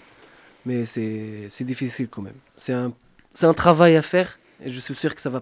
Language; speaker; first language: French; non-native, fluent; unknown